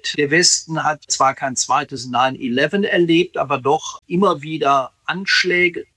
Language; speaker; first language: German; native; German